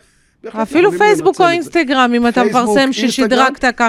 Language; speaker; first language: Hebrew; native; Hebrew